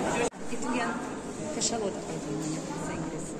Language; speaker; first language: Indonesian; non-native, fluent; Russian